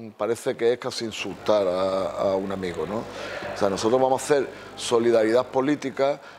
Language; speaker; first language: Spanish; native; Spanish